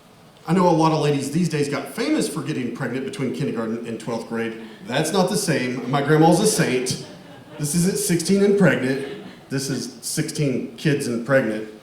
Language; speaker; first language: English; native; English